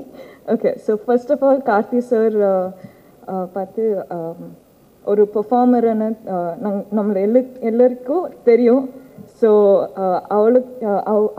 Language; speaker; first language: Tamil; non-native, learner; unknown